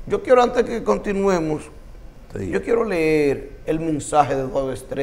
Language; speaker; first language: Spanish; native; Spanish